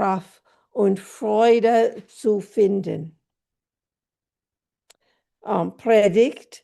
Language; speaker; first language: German; non-native, fluent; English